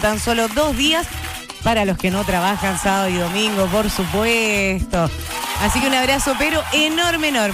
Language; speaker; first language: Spanish; native; Spanish